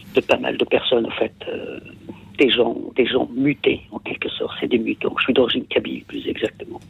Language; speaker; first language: French; non-native, local second language; Kabyle